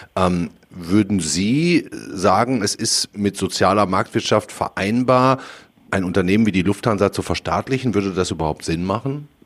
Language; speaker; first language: German; native; German